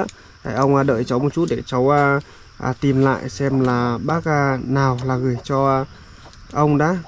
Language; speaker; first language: Vietnamese; native; Vietnamese